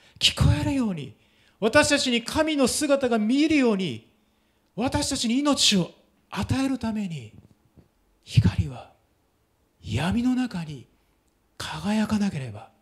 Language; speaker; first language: Japanese; native; Japanese